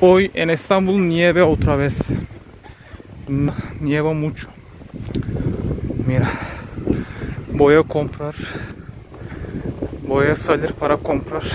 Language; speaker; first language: Spanish; non-native, learner; Turkish